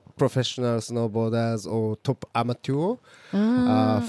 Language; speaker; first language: English; non-native, learner; Japanese